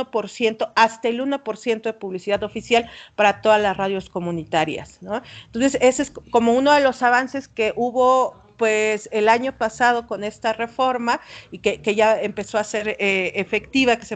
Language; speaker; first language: Spanish; native; Spanish